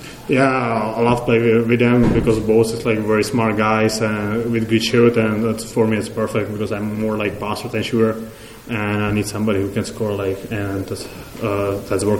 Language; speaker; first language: English; non-native, learner; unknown